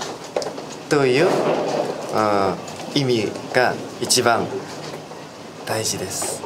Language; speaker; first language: Japanese; non-native, learner; Korean